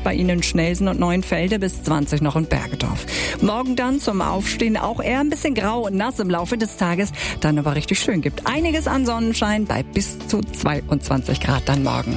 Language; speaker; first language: German; native; German